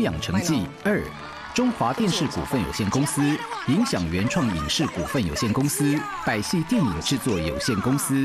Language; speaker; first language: Chinese; native; Chinese